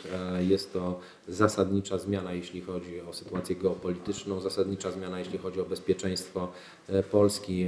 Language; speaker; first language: Polish; native; Polish